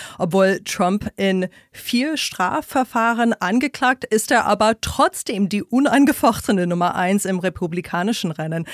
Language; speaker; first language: German; non-native, fluent; English